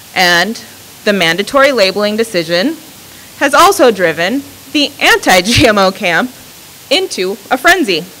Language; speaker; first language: English; native; English